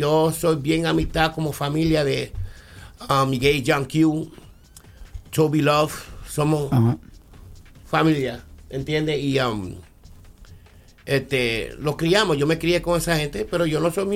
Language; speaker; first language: Spanish; early bilingual, heritage; Spanish